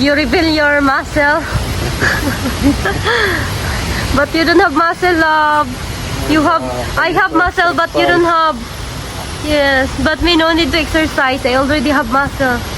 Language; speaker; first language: English; non-native, local second language; Filipino